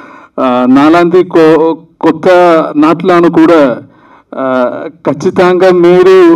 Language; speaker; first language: Telugu; non-native, learner; Malayalam